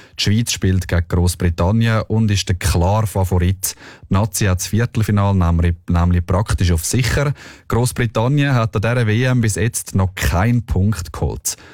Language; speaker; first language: German; native; German